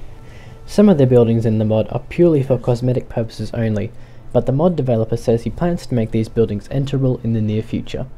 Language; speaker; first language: English; native; English